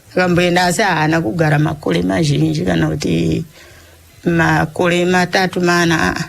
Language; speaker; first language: Shona; native; Shona